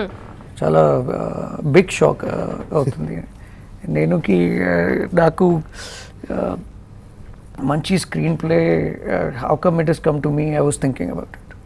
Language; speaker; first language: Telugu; non-native, learner; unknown